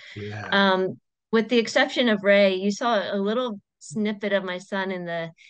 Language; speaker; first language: English; native; English